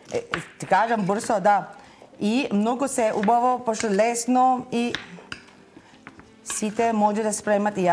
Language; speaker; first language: Macedonian; non-native, learner; Filipino